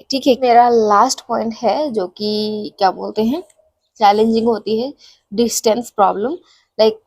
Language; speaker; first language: Hindi; non-native, local second language; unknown